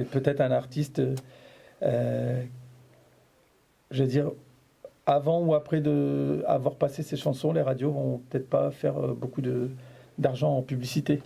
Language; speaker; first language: French; native; French